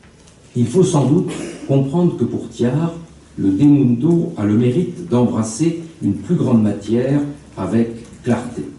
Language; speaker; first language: French; native; French